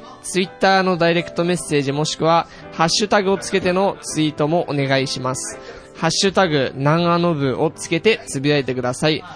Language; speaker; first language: Japanese; native; Japanese